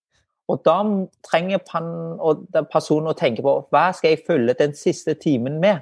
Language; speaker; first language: Norwegian; non-native, fluent; Vietnamese